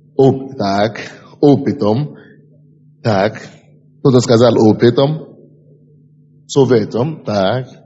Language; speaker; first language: Russian; non-native, fluent; Yoruba